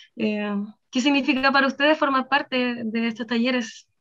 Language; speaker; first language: Spanish; native; Spanish